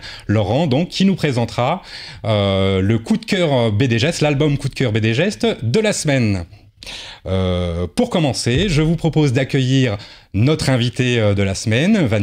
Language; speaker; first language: French; native; French